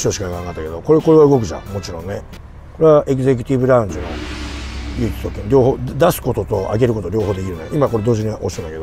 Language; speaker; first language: Japanese; native; Japanese